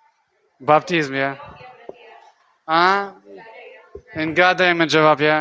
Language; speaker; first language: Indonesian; non-native, learner; Russian